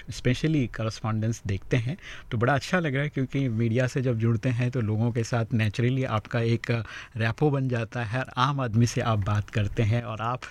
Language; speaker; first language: Hindi; native; Hindi